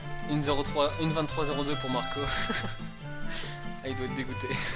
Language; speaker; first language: French; native; French